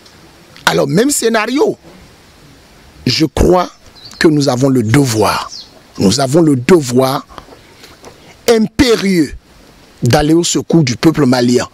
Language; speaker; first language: French; non-native, local second language; Fon